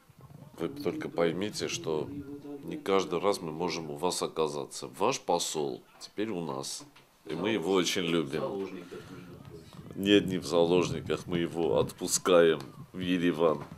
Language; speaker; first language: Russian; native; Russian